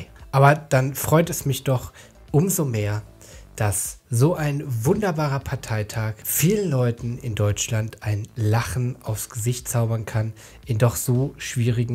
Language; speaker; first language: German; native; German